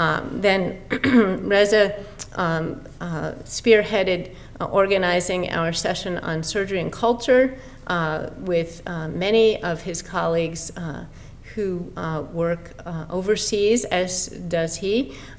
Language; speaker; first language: English; native; English